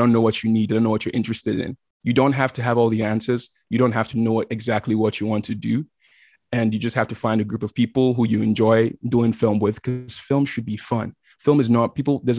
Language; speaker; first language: English; non-native, local second language; Igbo